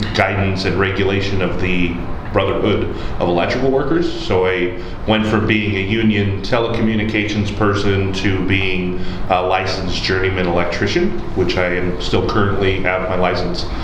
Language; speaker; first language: English; native; English